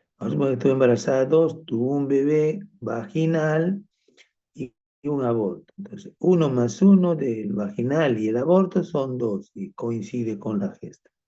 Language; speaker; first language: Spanish; native; Spanish